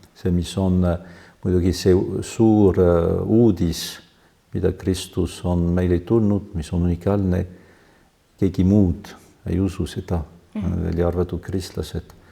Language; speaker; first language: Estonian; non-native, fluent; French